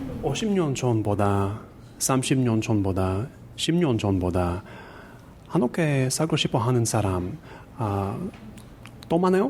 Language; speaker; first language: Korean; non-native, learner; English